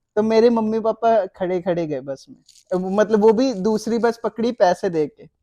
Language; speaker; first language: Hindi; native; Hindi